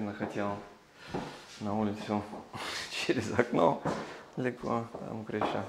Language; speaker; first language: Russian; non-native, learner; English